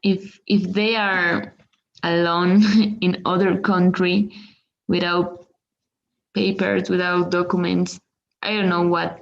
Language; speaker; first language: English; non-native, learner; Spanish